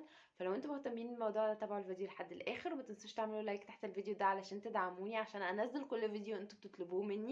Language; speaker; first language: Arabic; native; Arabic